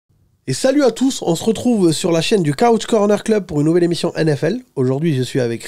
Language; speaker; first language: French; native; French